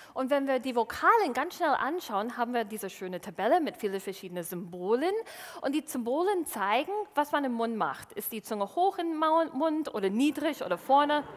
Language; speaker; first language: German; non-native, fluent; English